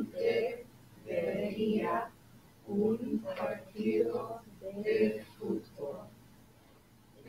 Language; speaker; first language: Spanish; non-native, learner; English